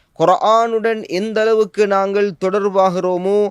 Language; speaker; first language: Tamil; native; Tamil